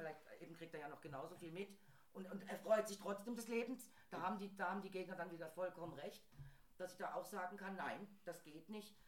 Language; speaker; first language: German; native; German